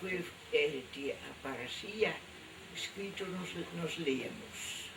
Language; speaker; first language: Portuguese; non-native, fluent; Dutch